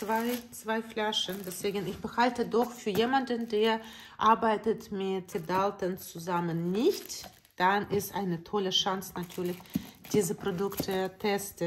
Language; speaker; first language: German; non-native, learner; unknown